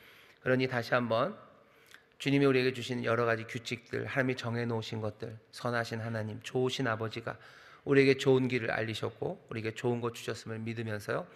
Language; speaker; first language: Korean; native; Korean